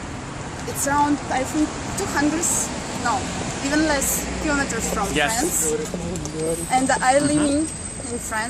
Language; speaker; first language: English; non-native, learner; Russian